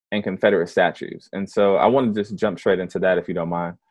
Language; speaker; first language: English; native; English